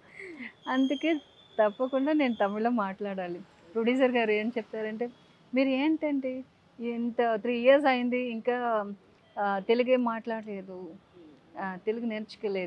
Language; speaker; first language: Telugu; non-native, local second language; Tamil